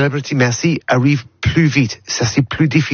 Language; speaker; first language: French; non-native, learner; English